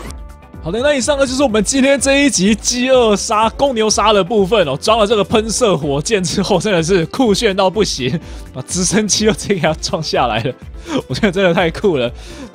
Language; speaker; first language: Chinese; native; Chinese